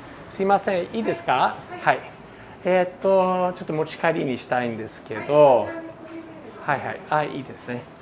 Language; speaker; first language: Japanese; non-native, fluent; English